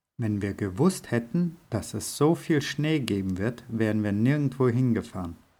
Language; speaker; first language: German; native; German